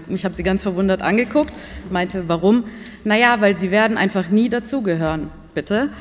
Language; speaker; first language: German; early bilingual, other home language; Persian